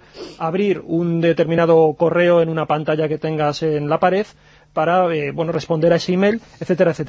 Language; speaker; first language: Spanish; native; Spanish